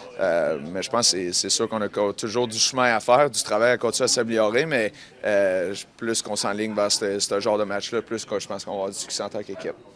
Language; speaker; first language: French; native; French